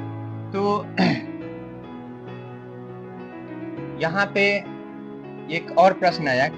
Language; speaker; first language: Hindi; native; Hindi